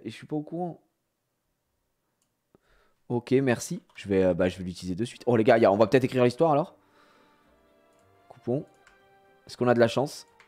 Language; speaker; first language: French; native; French